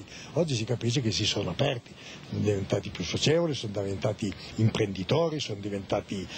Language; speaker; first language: Italian; native; Italian